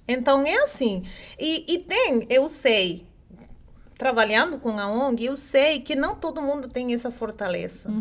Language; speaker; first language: Portuguese; non-native, fluent; Spanish